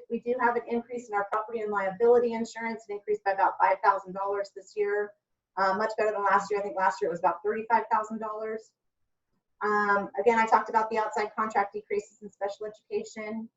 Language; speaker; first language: English; native; English